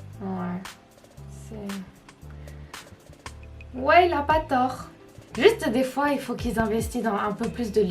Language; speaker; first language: French; native; French